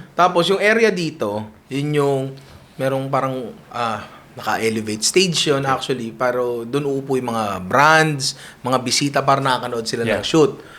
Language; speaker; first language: Filipino; native; Filipino